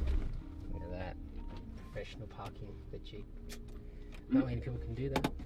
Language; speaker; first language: English; native; English